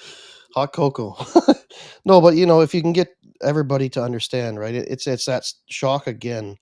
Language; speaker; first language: English; native; English